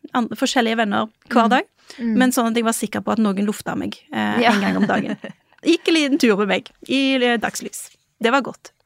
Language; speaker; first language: Norwegian; early bilingual, other home language; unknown